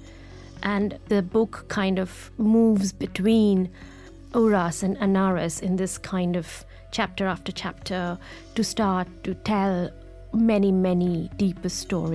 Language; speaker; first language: English; non-native, local second language; Gujarati